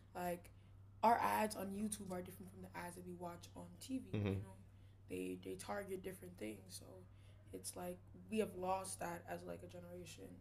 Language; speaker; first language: English; native; English